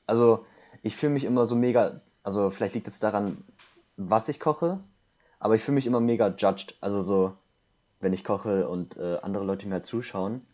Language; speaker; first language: German; early bilingual, other home language; Korean